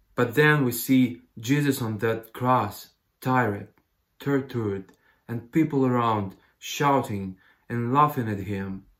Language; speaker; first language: English; non-native, fluent; Ukrainian